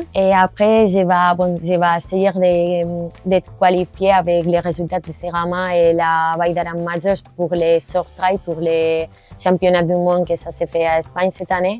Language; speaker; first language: French; non-native, learner; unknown